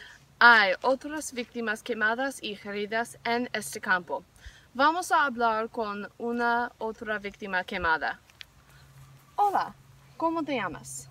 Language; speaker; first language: Spanish; non-native, learner; English